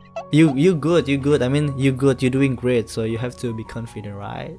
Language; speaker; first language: English; non-native, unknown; Indonesian